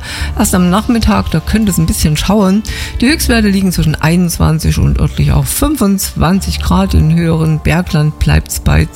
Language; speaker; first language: German; native; German